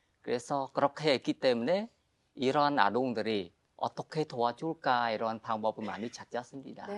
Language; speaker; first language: Korean; non-native, fluent; Khmer